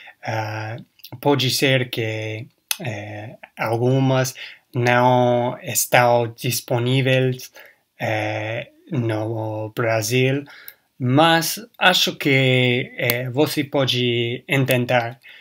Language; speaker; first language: Portuguese; non-native, learner; English